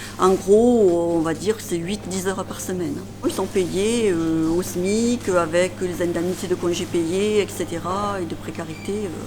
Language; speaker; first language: French; native; French